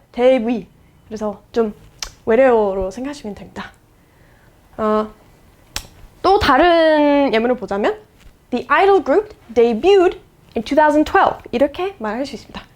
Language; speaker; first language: Korean; non-native, fluent; English